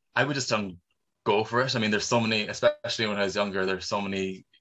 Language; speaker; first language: English; native; English